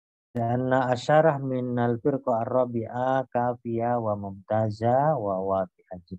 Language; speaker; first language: Arabic; non-native, learner; Indonesian